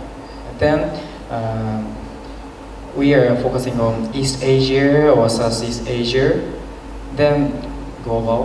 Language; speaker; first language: English; non-native, learner; Japanese